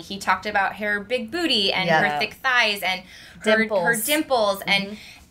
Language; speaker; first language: English; native; English